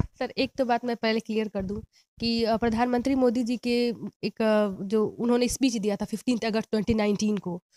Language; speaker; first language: Hindi; native; Hindi